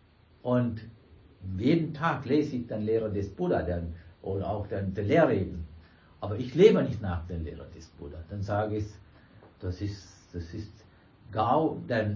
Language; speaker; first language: German; non-native, fluent; Sinhala